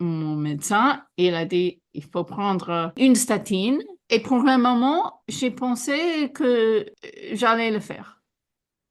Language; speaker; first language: French; non-native, fluent; English